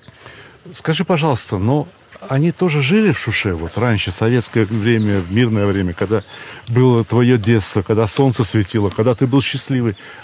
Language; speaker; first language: Russian; native; Russian